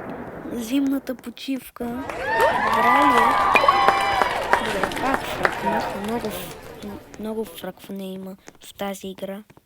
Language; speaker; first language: Bulgarian; early bilingual, heritage; Bulgarian